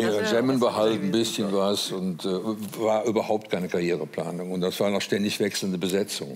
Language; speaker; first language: German; native; German